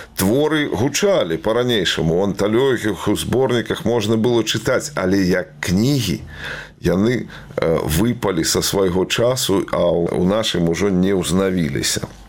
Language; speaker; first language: Belarusian; native; Belarusian